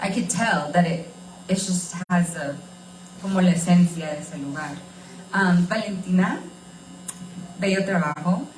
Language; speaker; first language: Spanish; early bilingual, heritage; Spanish